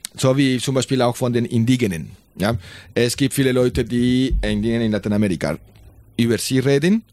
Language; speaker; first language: German; non-native, fluent; Spanish